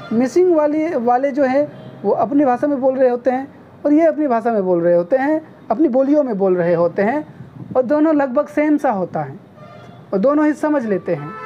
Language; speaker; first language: Hindi; non-native, local second language; Nepali